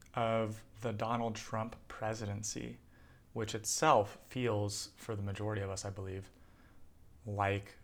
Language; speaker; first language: English; native; English